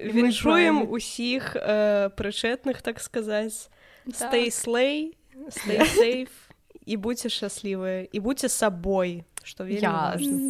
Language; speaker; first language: Belarusian; non-native, local second language; Russian